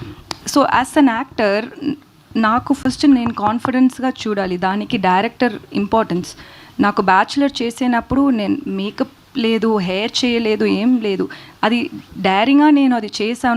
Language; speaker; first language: Telugu; non-native, fluent; Tamil